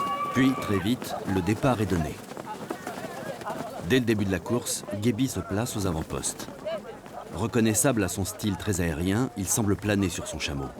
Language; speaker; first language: French; native; French